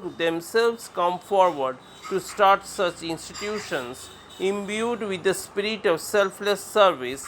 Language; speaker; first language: English; non-native, local second language; Bangla